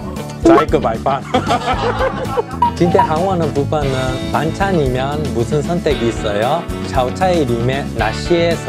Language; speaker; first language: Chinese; non-native, learner; Korean